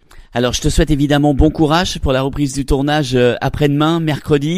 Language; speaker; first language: French; native; French